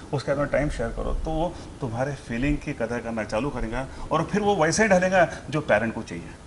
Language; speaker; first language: Hindi; native; Hindi